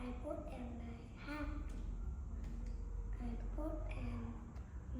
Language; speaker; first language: English; non-native, learner; Vietnamese